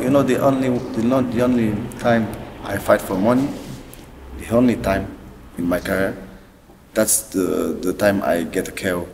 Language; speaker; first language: English; non-native, learner; French